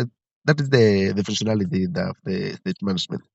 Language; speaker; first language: English; non-native, learner; Spanish